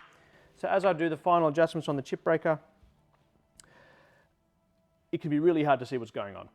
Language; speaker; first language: English; native; English